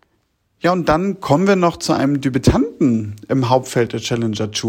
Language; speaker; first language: German; native; German